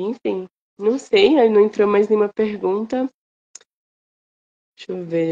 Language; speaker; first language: Portuguese; native; Portuguese